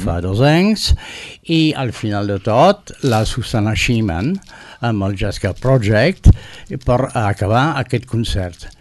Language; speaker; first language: Catalan; non-native, learner; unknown